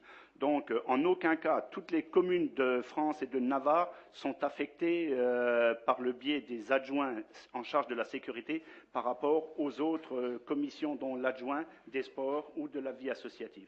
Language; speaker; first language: French; native; French